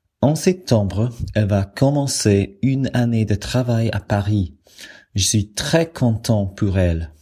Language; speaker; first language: French; non-native, fluent; English